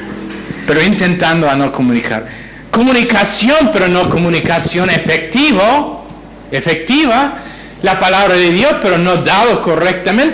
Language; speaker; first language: Spanish; non-native, fluent; English